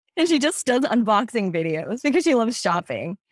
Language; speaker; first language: English; non-native, local second language; Cantonese